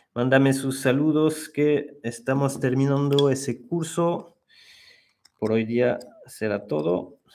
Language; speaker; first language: Spanish; non-native, fluent; French